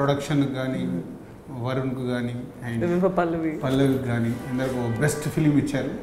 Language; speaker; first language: Telugu; native; Telugu